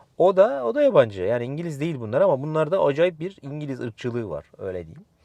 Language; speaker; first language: Turkish; native; Turkish